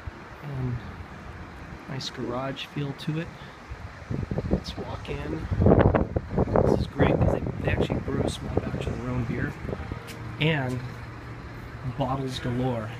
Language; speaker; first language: English; native; English